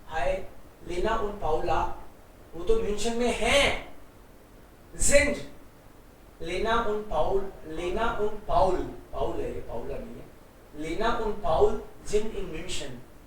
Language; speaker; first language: Hindi; native; Hindi